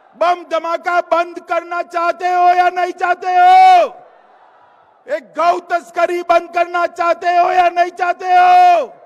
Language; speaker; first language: Hindi; non-native, local second language; Gujarati